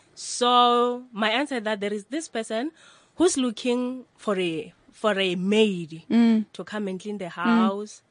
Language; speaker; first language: English; non-native, local second language; Northern Sotho